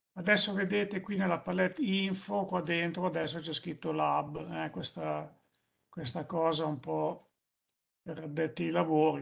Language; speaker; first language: Italian; native; Italian